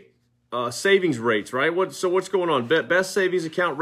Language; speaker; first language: English; native; English